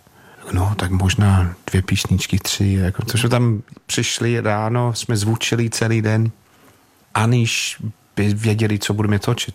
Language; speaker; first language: Czech; non-native, fluent; English